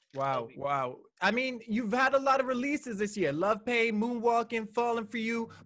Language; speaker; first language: English; native; English